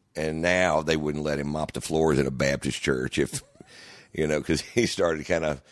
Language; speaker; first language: English; native; English